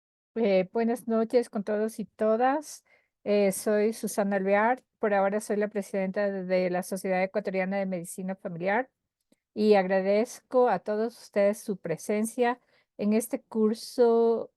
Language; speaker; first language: Spanish; native; Spanish